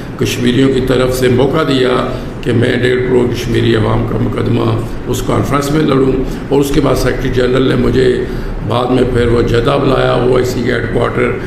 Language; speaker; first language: Urdu; non-native, local second language; Pahari-Potwari